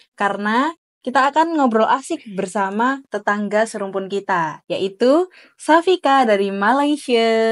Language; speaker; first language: Indonesian; native; Indonesian